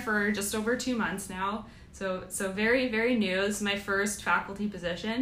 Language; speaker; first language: English; native; English